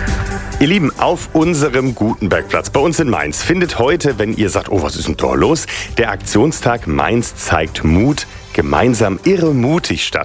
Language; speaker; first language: German; native; German